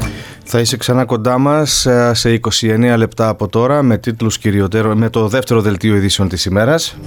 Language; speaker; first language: Greek; native; Greek